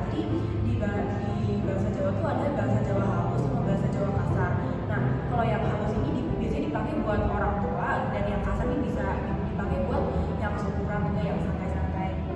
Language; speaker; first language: Indonesian; native; Indonesian